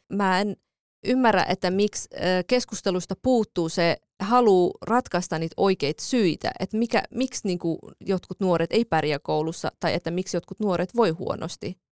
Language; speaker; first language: Finnish; early bilingual, other home language; Kurdish